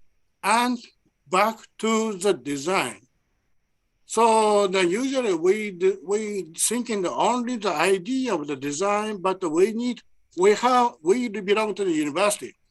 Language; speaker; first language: English; non-native, learner; Japanese